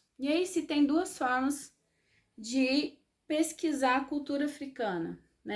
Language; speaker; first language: Portuguese; native; Portuguese